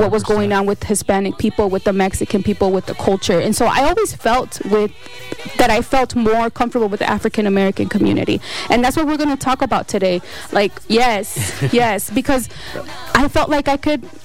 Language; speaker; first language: English; early bilingual, other home language; Spanish